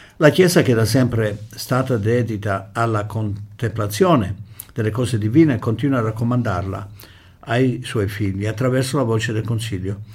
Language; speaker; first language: Italian; early bilingual, heritage; Italian